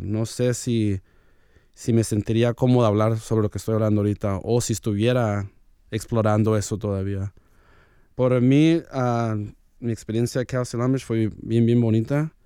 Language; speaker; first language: Spanish; early bilingual, heritage; Spanish